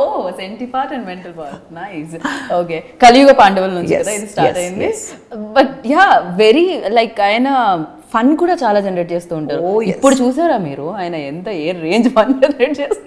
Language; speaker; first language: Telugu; native; Telugu